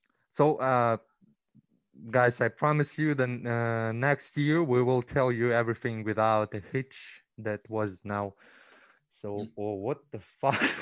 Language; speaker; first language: English; non-native, learner; Russian